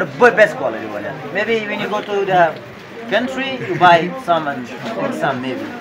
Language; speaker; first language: English; non-native, fluent; Persian